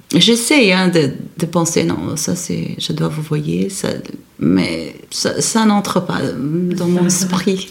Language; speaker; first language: French; non-native, fluent; Portuguese